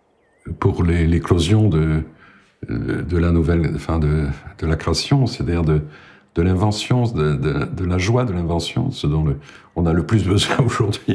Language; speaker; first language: French; native; French